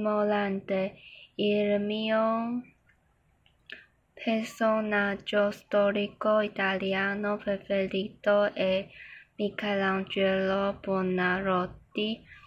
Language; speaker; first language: Italian; non-native, learner; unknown